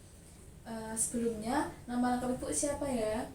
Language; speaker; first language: Indonesian; native; Indonesian